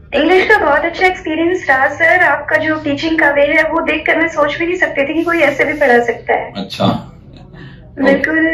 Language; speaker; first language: Hindi; native; Hindi